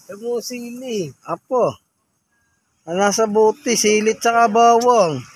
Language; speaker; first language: Filipino; native; Filipino